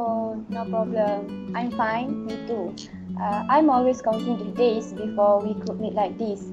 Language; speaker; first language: English; non-native, learner; Malay